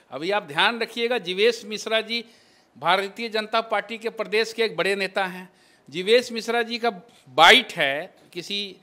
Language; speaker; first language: Hindi; native; Hindi